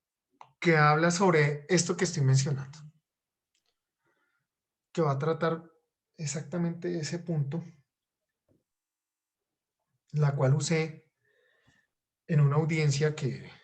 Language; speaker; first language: Spanish; native; Spanish